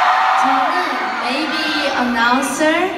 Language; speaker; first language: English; non-native, learner; Korean